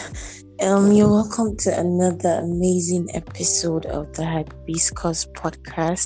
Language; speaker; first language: English; non-native, local second language; Igbo